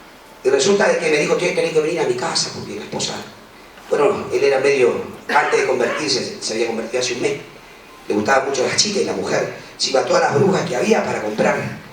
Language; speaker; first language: Spanish; native; Spanish